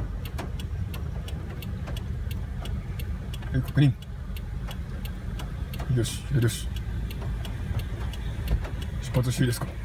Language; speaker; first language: Japanese; native; Japanese